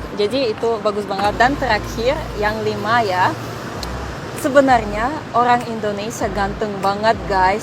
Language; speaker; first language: Indonesian; non-native, fluent; Russian